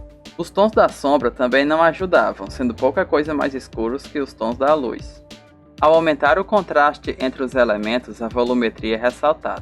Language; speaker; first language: Portuguese; native; Portuguese